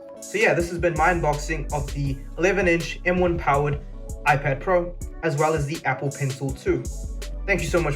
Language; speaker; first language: English; native; English